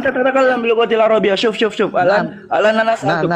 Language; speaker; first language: Arabic; non-native, learner; Indonesian